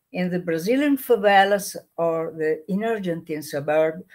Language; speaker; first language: English; non-native, learner; Italian